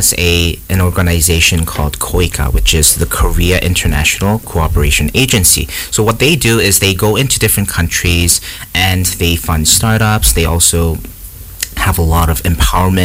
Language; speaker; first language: English; non-native, local second language; Korean